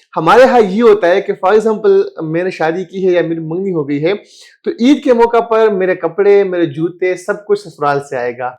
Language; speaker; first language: Urdu; non-native, local second language; Pashto